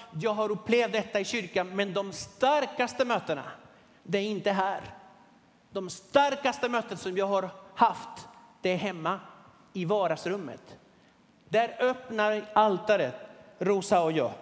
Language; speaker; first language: Swedish; non-native, fluent; Spanish